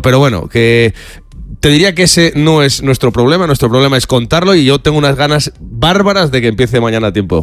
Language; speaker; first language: Spanish; native; Spanish